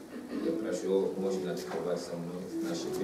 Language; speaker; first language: Russian; non-native, fluent; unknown